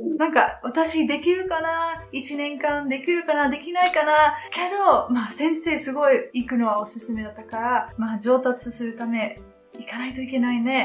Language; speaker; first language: Japanese; non-native, fluent; Dutch